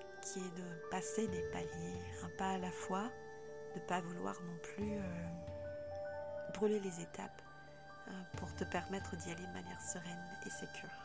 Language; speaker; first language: French; native; French